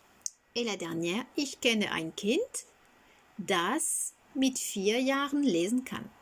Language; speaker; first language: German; non-native, fluent; French